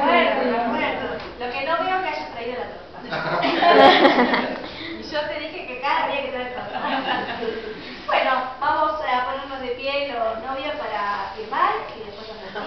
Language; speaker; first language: Spanish; native; Spanish